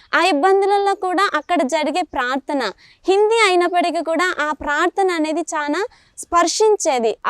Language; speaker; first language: Telugu; native; Telugu